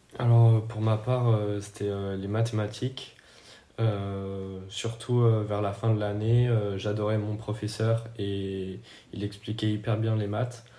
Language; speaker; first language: French; native; French